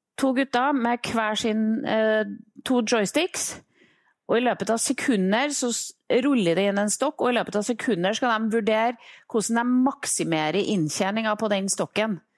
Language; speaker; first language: Norwegian; native; Norwegian